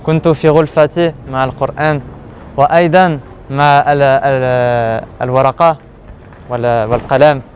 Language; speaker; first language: Arabic; non-native, learner; French